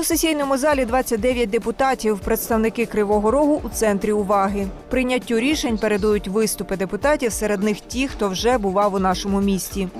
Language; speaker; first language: Ukrainian; native; Ukrainian